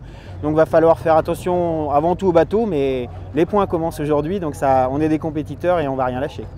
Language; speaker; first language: French; native; French